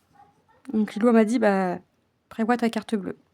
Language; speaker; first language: French; native; French